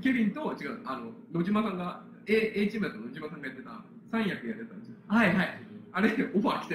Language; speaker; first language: Japanese; native; Japanese